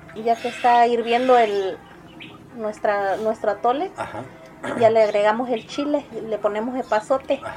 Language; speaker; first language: Spanish; native; Spanish